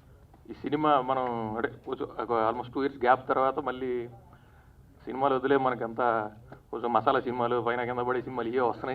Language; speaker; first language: Telugu; native; Telugu